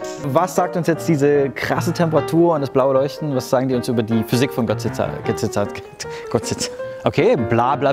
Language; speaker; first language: German; native; German